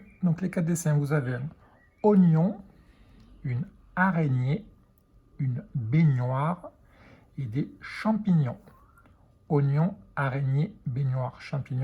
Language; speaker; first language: French; native; French